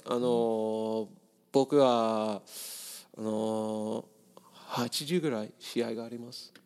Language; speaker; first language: Japanese; non-native, learner; English